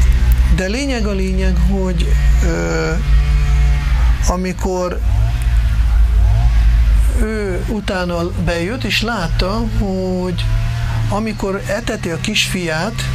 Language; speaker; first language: Hungarian; non-native, fluent; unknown